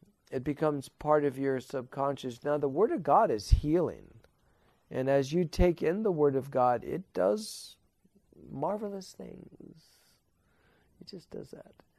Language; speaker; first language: English; native; English